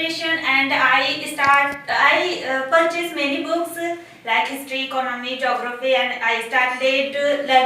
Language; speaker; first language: English; non-native, learner; Hindi